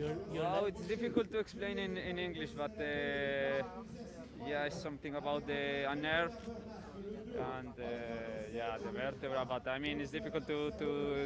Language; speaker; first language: English; non-native, fluent; Spanish